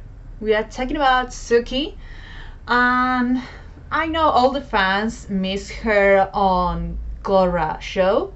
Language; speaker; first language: English; non-native, fluent; Spanish